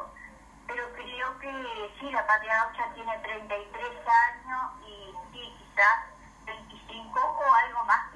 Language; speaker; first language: Spanish; native; Spanish